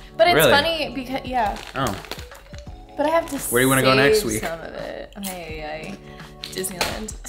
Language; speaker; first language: English; native; English